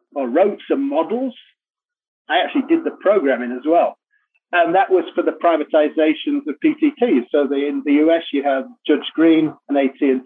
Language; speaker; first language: English; native; English